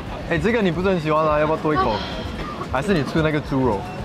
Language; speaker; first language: Chinese; non-native, local second language; English